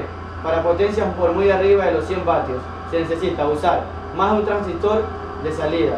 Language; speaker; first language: Spanish; native; Spanish